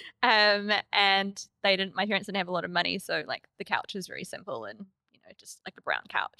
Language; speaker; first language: English; native; English